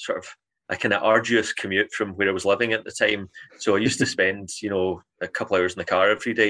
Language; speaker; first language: English; native; English